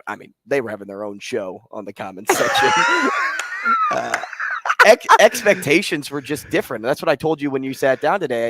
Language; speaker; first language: English; native; English